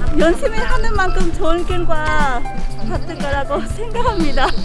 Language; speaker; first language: Korean; non-native, learner; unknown